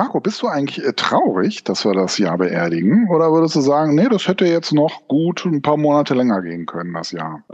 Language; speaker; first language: German; native; German